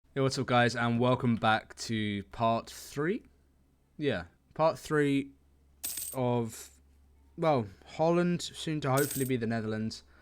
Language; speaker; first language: English; native; English